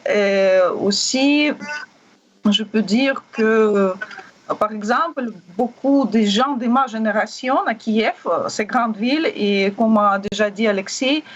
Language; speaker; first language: French; non-native, learner; Russian